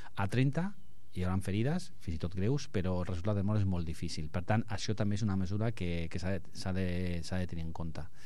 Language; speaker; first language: Catalan; non-native, local second language; Spanish